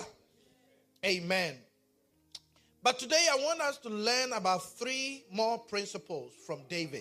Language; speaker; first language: English; non-native, local second language; Akan